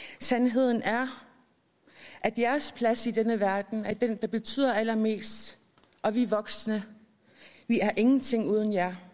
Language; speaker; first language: Danish; non-native, local second language; Kalaallisut